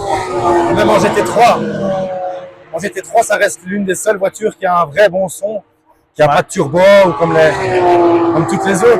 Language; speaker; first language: French; native; French